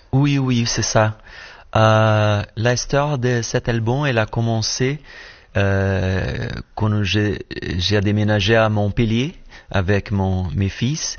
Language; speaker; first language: French; non-native, fluent; Portuguese